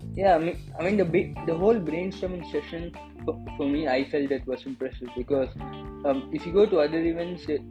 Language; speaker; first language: English; non-native, local second language; Tamil